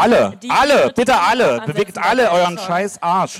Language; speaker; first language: German; native; German